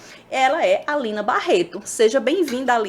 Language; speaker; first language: Portuguese; native; Portuguese